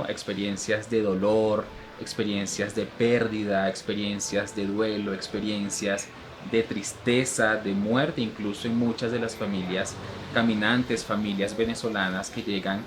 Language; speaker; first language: Spanish; native; Spanish